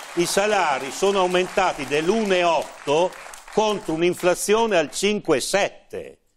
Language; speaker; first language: Italian; native; Italian